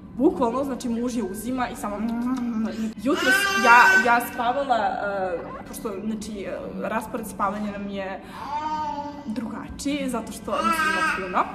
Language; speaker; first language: Serbian; non-native, fluent; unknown